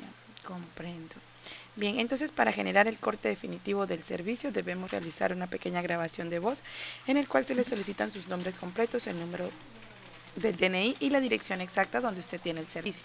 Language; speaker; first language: Spanish; native; Spanish